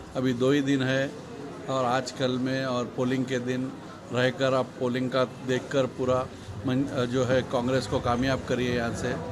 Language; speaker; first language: Hindi; non-native, local second language; Urdu